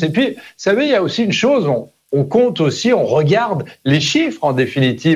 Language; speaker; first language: French; native; French